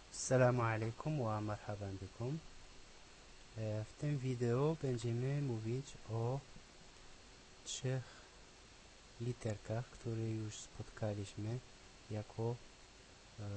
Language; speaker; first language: Polish; non-native, learner; Arabic